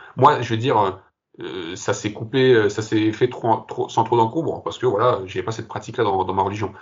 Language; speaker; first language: French; early bilingual, other home language; Kabyle